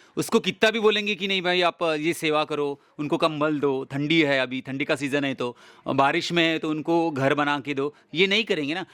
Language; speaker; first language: Hindi; non-native, local second language; Marathi